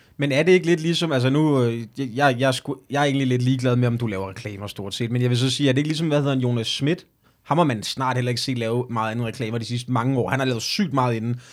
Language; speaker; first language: Danish; native; Danish